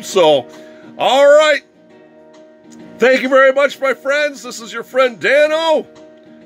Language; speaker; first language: English; native; English